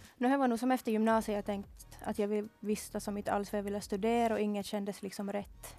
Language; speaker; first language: Swedish; native; Swedish